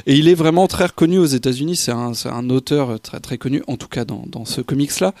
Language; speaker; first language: French; native; French